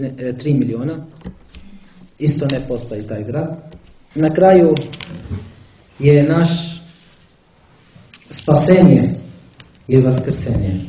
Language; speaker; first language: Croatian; non-native, learner; Arabic